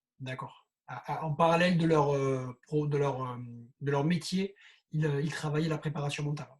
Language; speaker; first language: French; native; French